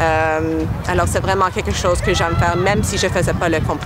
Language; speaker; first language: French; non-native, local second language; English